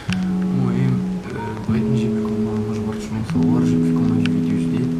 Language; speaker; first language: Arabic; native; Arabic